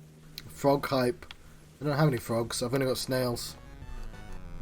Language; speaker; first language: English; native; English